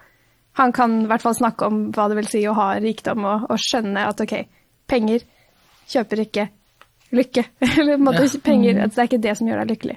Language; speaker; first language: Norwegian; native; Norwegian